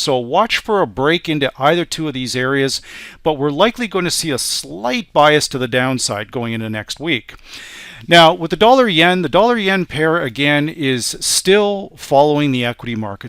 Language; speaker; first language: English; native; English